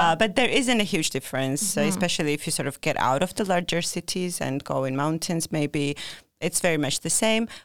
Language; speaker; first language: English; non-native, fluent; Georgian